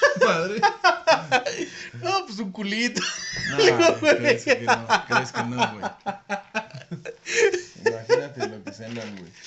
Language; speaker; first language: Spanish; native; Spanish